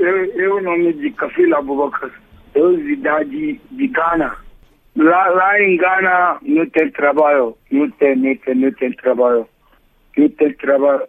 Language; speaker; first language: Portuguese; non-native, learner; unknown